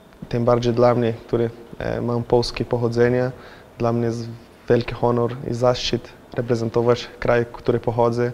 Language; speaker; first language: Polish; non-native, fluent; Portuguese